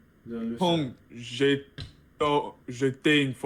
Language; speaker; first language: French; non-native, learner; Russian